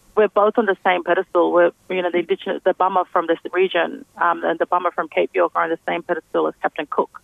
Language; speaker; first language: English; native; English